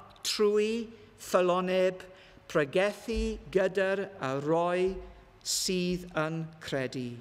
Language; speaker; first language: Welsh; non-native, learner; English